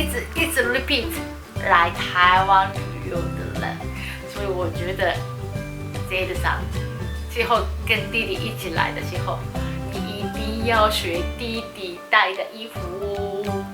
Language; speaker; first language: Chinese; non-native, fluent; Japanese